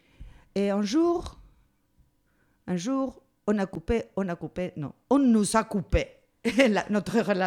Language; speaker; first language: French; non-native, fluent; Spanish